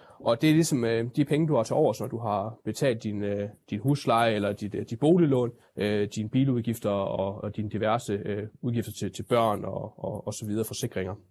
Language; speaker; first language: Danish; native; Danish